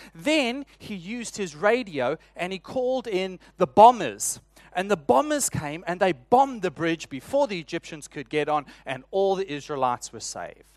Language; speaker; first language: English; native; English